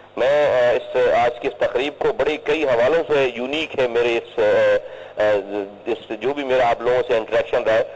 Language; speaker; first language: Urdu; native; Urdu